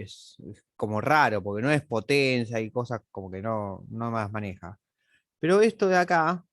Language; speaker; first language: Spanish; native; Spanish